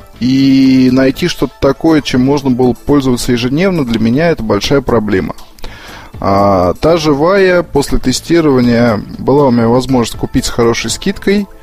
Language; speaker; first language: Russian; native; Russian